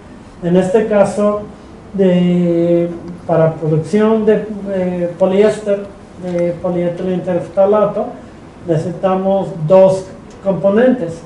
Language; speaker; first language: Spanish; non-native, fluent; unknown